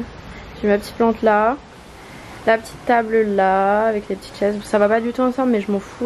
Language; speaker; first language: French; native; French